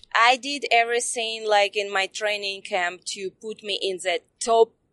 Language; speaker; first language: English; non-native, fluent; Russian